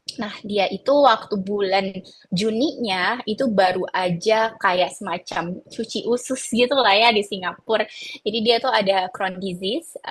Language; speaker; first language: Indonesian; native; Indonesian